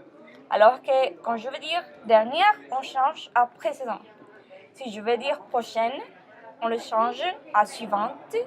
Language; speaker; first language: French; non-native, learner; Spanish